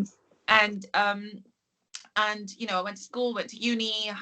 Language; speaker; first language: English; native; English